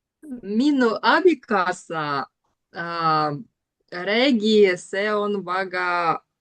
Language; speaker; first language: Estonian; non-native, learner; Russian